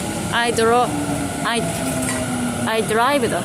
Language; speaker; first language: English; non-native, local second language; Japanese